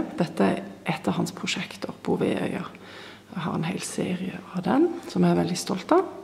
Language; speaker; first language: Norwegian; non-native, fluent; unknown